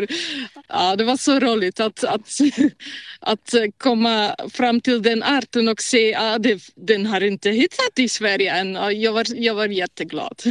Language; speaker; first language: Swedish; non-native, fluent; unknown